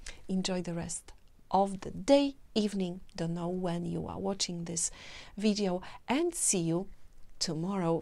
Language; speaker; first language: English; non-native, fluent; Polish